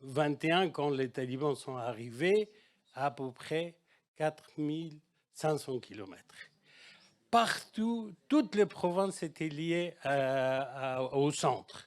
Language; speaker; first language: French; non-native, fluent; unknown